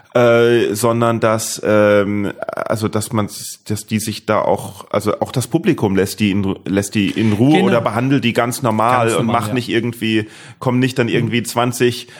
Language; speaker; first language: German; native; German